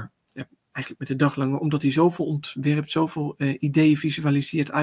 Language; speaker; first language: Dutch; native; Dutch